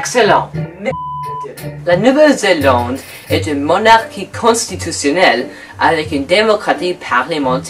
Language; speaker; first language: French; non-native, learner; English